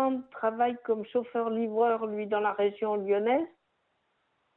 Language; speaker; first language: French; native; French